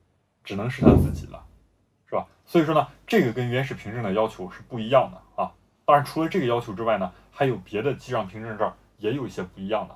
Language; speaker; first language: Chinese; native; Chinese